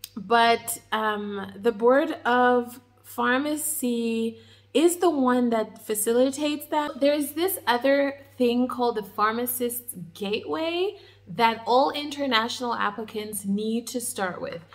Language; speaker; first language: English; native; English